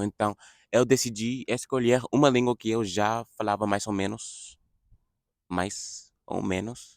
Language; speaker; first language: Portuguese; non-native, fluent; English